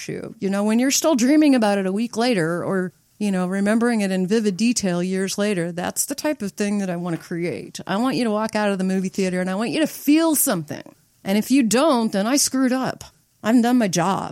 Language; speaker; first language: English; native; English